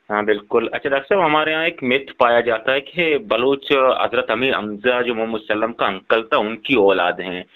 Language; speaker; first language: Urdu; non-native, local second language; Baluchi